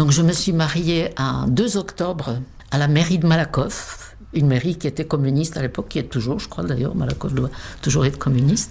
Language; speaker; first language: French; non-native, fluent; Czech